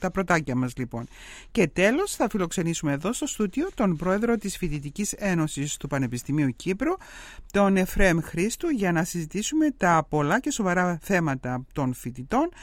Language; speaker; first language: Greek; native; Greek